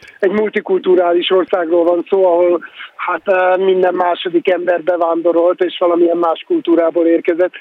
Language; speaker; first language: Hungarian; native; Hungarian